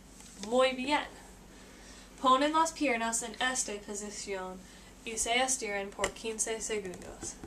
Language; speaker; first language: Spanish; non-native, learner; English